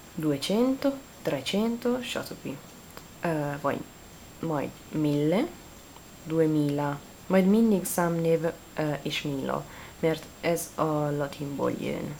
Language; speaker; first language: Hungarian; non-native, learner; Italian